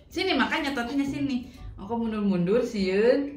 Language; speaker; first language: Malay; non-native, local second language; Sundanese